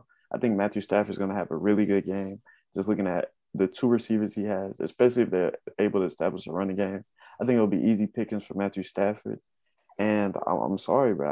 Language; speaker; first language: English; native; English